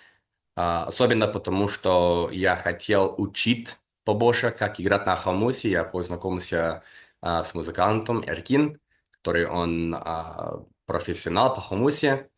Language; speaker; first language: Russian; non-native, fluent; English